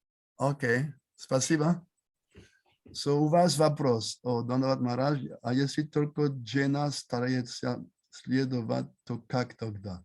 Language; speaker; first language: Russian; non-native, learner; French